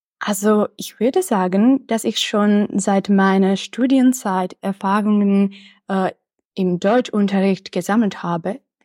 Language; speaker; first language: German; non-native, fluent; Czech